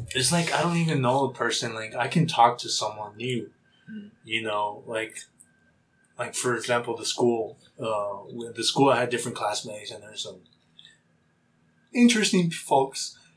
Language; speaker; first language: English; early bilingual, other home language; Spanish